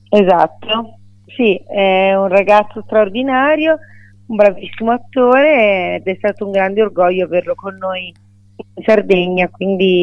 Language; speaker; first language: Italian; native; Italian